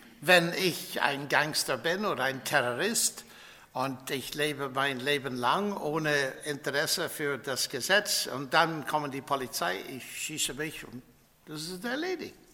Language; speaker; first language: German; non-native, fluent; English